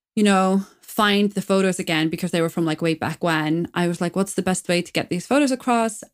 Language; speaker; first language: English; non-native, fluent; Icelandic